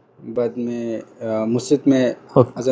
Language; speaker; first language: Hindi; non-native, learner; Bangla